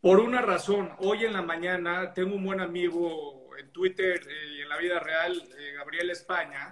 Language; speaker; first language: Spanish; native; Spanish